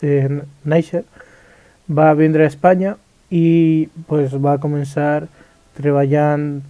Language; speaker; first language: Catalan; early bilingual, other home language; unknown